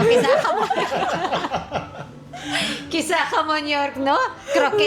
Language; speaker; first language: Spanish; non-native, fluent; Filipino